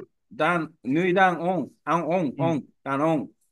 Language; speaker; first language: Vietnamese; non-native, learner; Korean